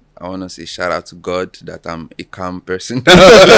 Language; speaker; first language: English; non-native, local second language; Yoruba